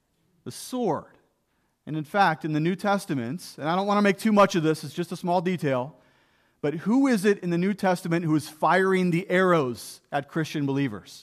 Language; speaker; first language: English; native; English